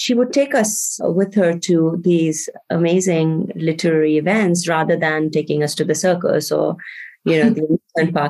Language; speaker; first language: English; non-native, local second language; Bangla